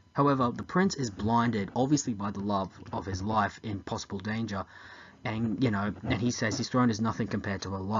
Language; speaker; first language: English; native; English